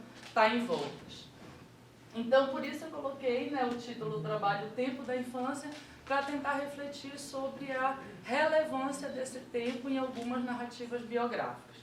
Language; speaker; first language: Portuguese; native; Portuguese